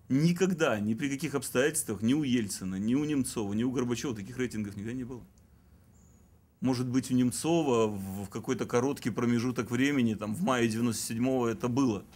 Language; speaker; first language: Russian; native; Russian